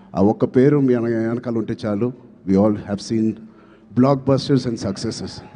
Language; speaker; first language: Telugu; native; Telugu